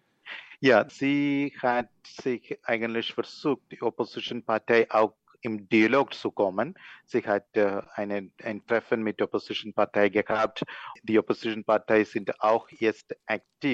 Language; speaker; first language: German; non-native, learner; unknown